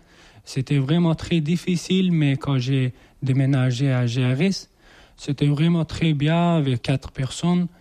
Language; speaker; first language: French; non-native, learner; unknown